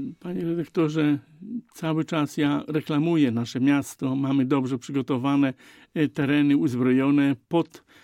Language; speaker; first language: Polish; native; Polish